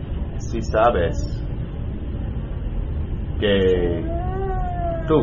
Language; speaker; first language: Spanish; non-native, learner; English